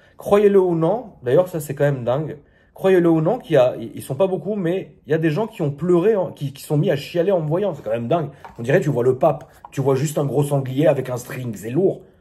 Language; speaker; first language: French; native; French